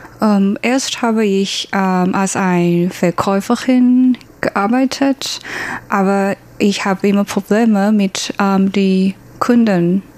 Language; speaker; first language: German; non-native, learner; Chinese